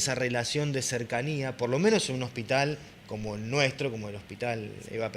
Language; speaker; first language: Spanish; native; Spanish